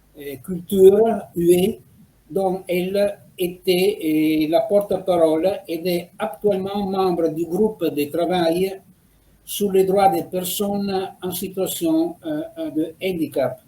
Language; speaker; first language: French; non-native, fluent; Italian